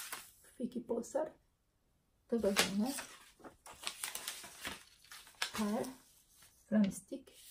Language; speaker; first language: Swedish; non-native, learner; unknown